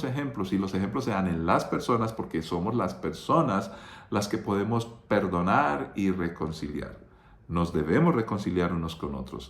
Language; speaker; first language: Spanish; native; Spanish